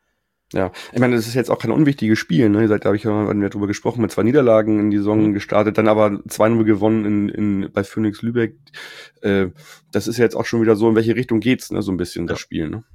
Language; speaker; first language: German; native; German